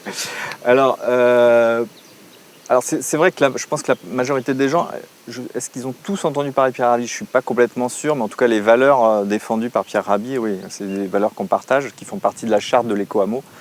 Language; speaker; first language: French; native; French